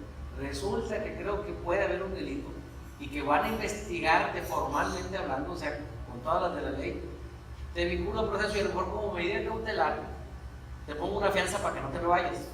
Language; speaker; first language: Spanish; native; Spanish